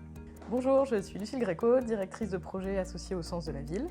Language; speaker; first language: French; native; French